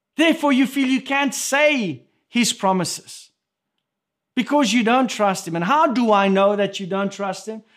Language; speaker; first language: English; non-native, local second language; Afrikaans